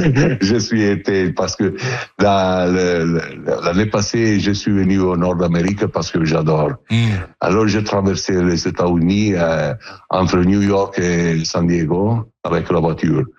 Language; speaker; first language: French; non-native, learner; Italian